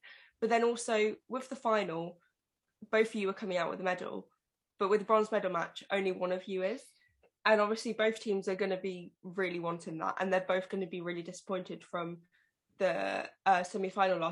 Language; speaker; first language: English; native; English